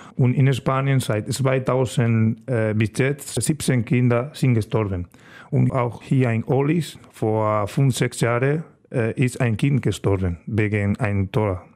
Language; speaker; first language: German; non-native, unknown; Spanish